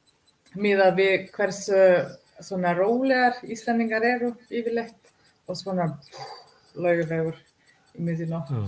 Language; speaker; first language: Icelandic; non-native, learner; Russian